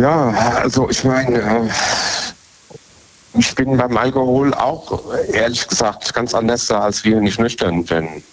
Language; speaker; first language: German; native; German